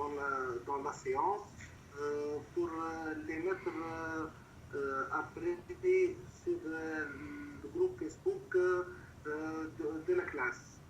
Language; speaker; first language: French; non-native, local second language; Arabic